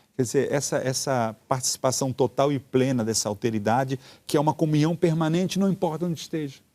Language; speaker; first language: Portuguese; early bilingual, other home language; Italian